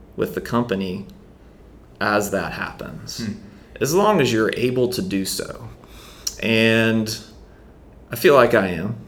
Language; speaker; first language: English; native; English